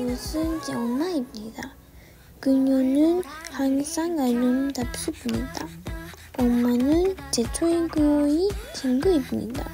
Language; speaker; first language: Korean; non-native, learner; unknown